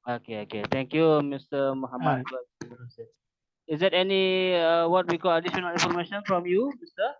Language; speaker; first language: English; non-native, learner; Indonesian